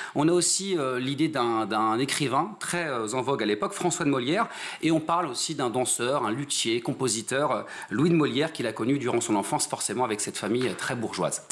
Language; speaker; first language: French; native; French